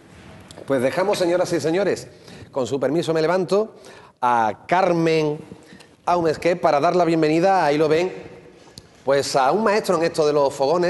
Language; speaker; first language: Spanish; native; Spanish